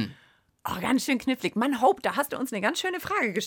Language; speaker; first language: German; native; German